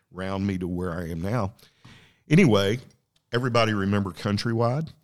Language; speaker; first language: English; native; English